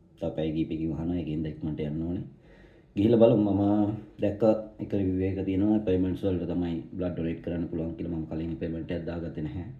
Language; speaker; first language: Sinhala; native; Sinhala